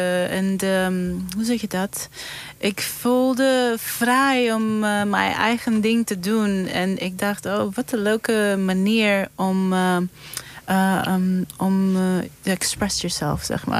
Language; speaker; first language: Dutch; non-native, learner; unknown